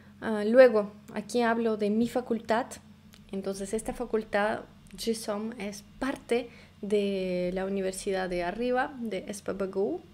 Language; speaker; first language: Spanish; non-native, fluent; Russian